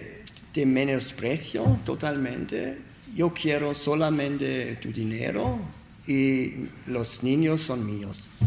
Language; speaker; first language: Spanish; non-native, learner; German